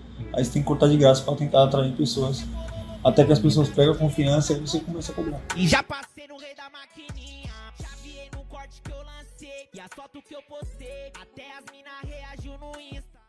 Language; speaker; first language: Portuguese; native; Portuguese